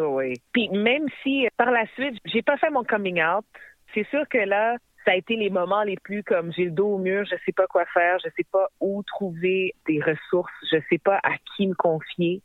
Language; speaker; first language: French; native; French